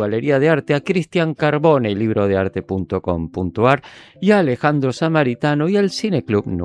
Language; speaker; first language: Spanish; native; Spanish